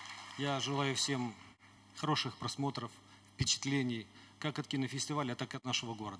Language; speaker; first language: Russian; native; Russian